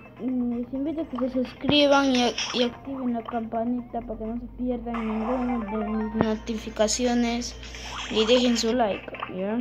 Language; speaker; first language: Spanish; native; Spanish